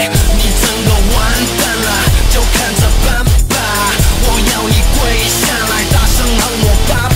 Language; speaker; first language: Chinese; native; Chinese